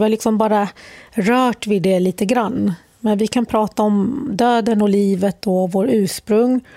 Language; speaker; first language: Swedish; early bilingual, other home language; Arabic